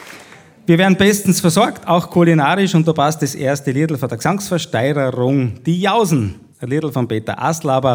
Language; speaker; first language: German; native; German